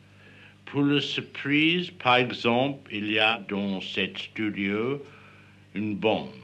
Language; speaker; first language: French; non-native, learner; English